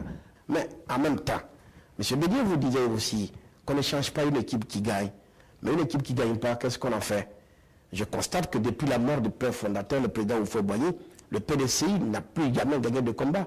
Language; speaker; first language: French; non-native, local second language; Baoulé